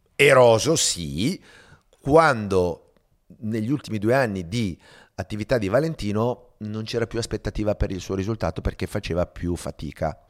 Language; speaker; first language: Italian; native; Italian